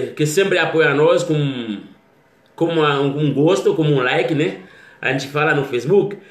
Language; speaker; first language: Portuguese; non-native, learner; Haitian Creole